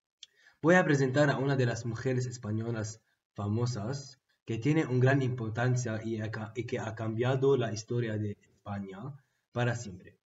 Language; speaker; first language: Spanish; non-native, learner; Arabic